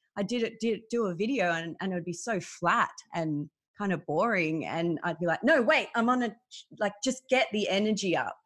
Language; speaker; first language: English; native; English